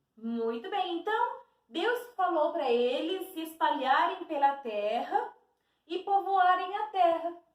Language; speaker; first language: Portuguese; native; Portuguese